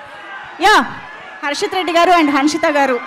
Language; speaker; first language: Telugu; native; Telugu